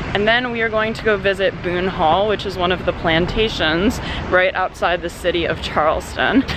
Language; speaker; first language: English; native; English